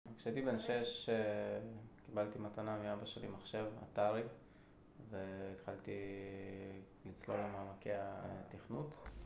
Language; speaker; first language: Hebrew; early bilingual, other home language; Russian